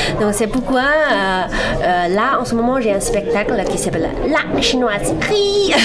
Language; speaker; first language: French; non-native, fluent; Chinese